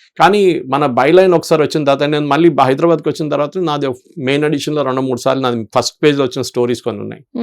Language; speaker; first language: Telugu; non-native, local second language; Malayalam